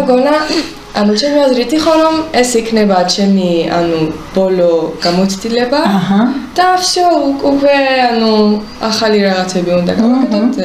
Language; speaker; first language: Georgian; early bilingual, heritage; Hebrew